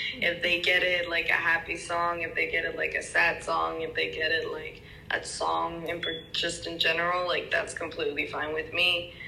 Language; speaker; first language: English; early bilingual, other home language; Spanish